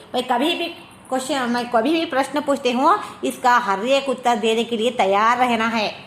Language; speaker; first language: Hindi; non-native, local second language; Kannada